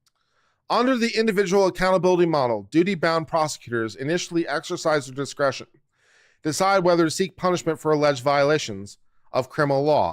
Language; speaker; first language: English; native; English